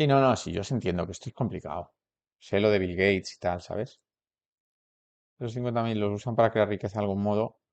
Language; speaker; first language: Spanish; native; Spanish